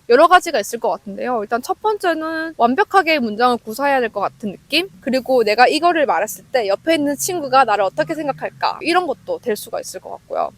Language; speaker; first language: Korean; native; Korean